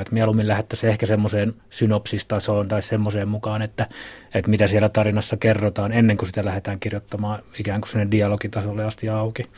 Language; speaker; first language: Finnish; native; Finnish